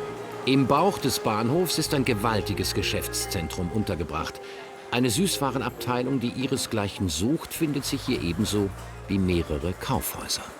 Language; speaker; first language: German; native; German